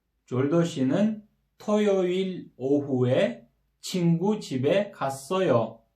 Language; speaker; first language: Korean; non-native, fluent; Kyrgyz